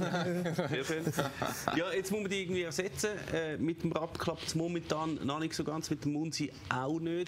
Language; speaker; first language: German; native; German